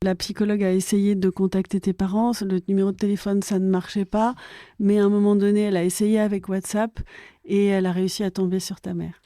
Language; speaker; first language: French; native; French